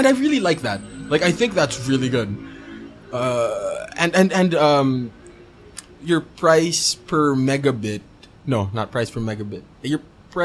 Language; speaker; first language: English; non-native, local second language; Cebuano